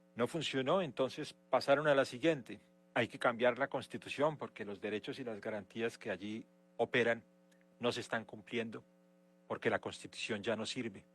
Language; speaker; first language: Spanish; native; Spanish